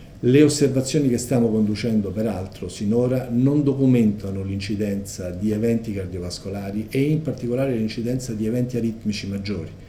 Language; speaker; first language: Italian; native; Italian